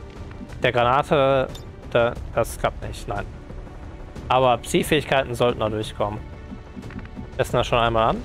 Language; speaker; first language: German; native; German